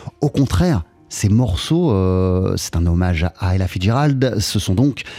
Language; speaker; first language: French; native; French